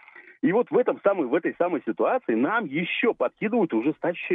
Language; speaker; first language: Russian; native; Russian